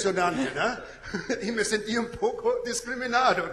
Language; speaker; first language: Portuguese; non-native, fluent; German